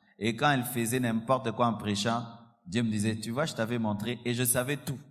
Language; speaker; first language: French; non-native, local second language; Lingala